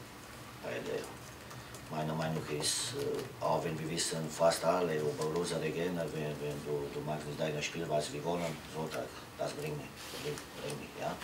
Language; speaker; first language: German; non-native, learner; Romanian